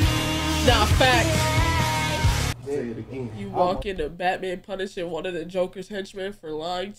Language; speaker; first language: English; native; English